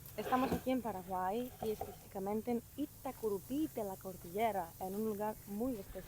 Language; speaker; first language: Spanish; non-native, learner; Greek